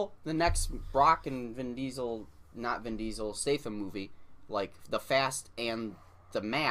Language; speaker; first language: English; native; English